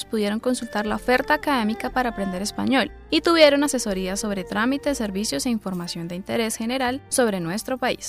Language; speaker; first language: Spanish; native; Spanish